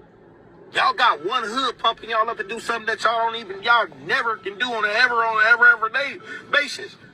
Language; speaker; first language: English; native; English